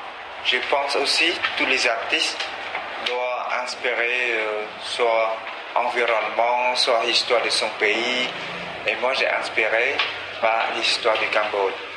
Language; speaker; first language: French; non-native, learner; Khmer